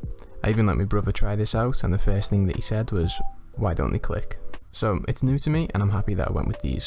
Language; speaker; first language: English; native; English